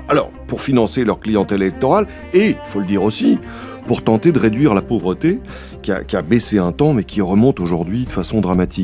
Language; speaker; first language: French; native; French